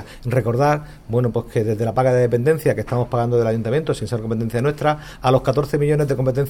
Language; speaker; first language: Spanish; native; Spanish